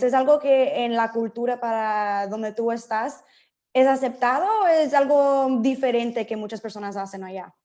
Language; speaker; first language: Spanish; early bilingual, heritage; Spanish